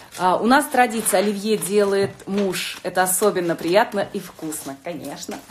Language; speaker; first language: Russian; native; Russian